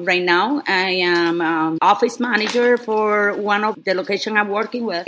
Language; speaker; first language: English; non-native, fluent; Spanish